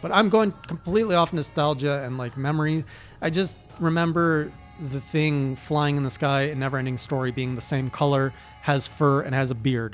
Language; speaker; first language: English; native; English